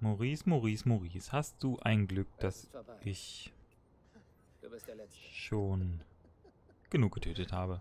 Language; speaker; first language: German; native; German